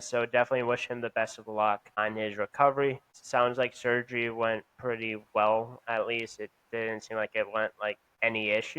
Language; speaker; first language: English; native; English